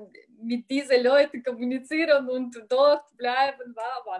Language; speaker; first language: German; non-native, learner; Russian